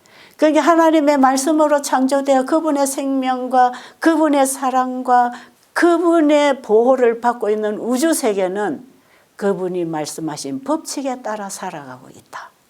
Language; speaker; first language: Korean; native; Korean